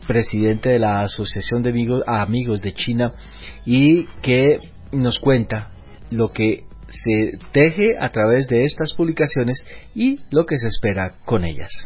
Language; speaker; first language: Spanish; native; Spanish